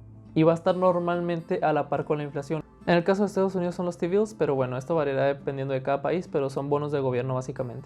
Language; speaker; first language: Spanish; native; Spanish